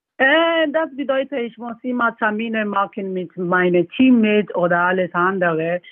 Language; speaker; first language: German; non-native, learner; Yoruba